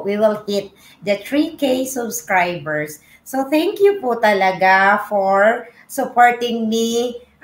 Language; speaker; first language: English; non-native, local second language; Filipino